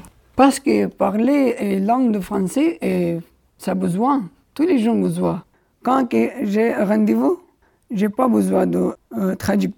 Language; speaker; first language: French; non-native, learner; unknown